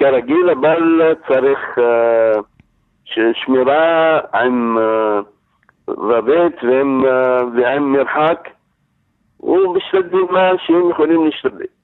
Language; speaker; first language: Hebrew; non-native, learner; Arabic